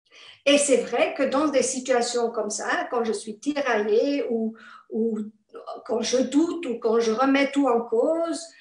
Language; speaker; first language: French; non-native, fluent; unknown